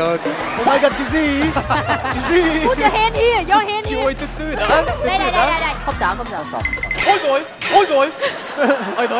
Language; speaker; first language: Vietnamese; non-native, learner; Russian